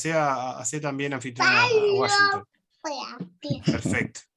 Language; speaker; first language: Spanish; native; Spanish